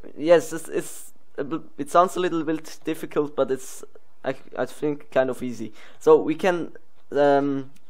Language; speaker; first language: English; non-native, learner; Swiss German